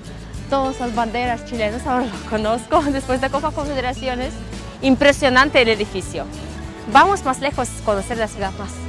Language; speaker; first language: Spanish; non-native, fluent; Russian